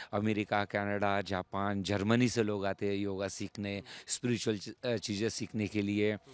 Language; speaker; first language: Hindi; native; Hindi